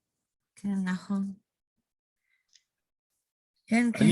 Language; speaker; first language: Hebrew; non-native, learner; Polish